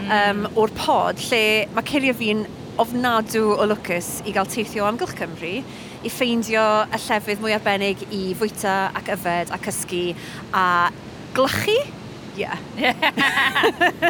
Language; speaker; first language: Welsh; native; Welsh